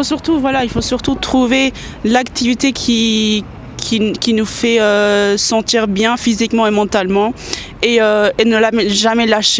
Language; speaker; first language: French; non-native, fluent; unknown